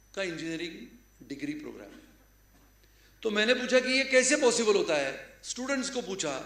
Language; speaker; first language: Hindi; non-native, local second language; Marathi